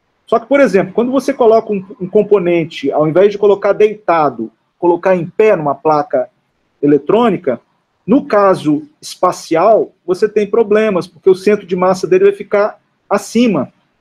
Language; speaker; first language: Portuguese; native; Portuguese